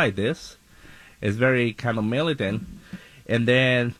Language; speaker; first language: English; non-native, fluent; Spanish